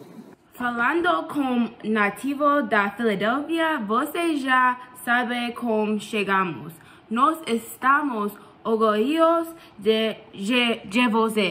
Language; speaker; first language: Portuguese; non-native, learner; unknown